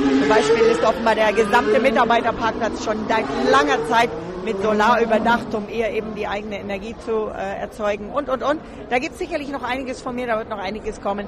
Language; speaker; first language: German; native; German